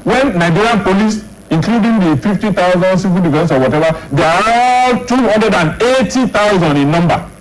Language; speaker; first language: English; non-native, local second language; Yoruba